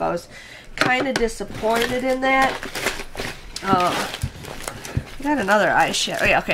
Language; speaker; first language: English; native; English